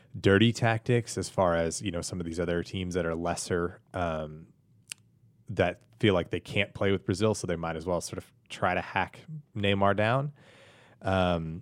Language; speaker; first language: English; native; English